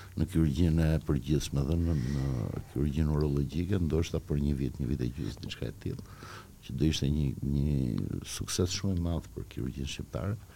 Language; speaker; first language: Albanian; native; Albanian